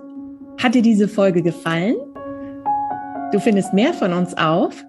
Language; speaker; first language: German; native; German